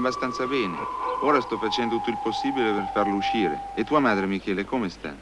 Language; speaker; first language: Italian; native; Italian